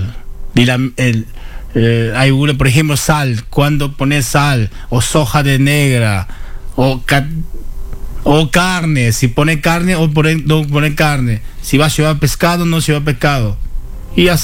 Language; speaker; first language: Spanish; non-native, learner; Chinese